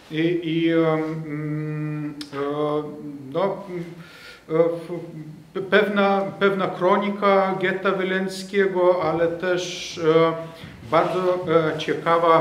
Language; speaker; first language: Polish; non-native, fluent; Lithuanian